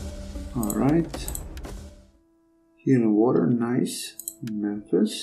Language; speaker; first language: English; non-native, fluent; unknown